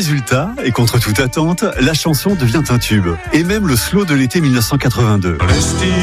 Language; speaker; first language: French; native; French